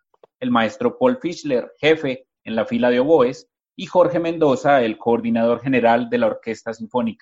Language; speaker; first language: Spanish; native; Spanish